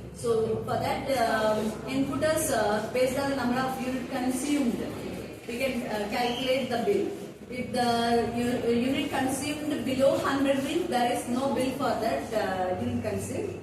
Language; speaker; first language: English; non-native, local second language; Tamil